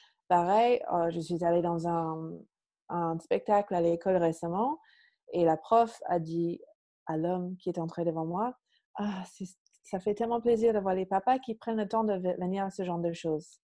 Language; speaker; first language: French; non-native, fluent; English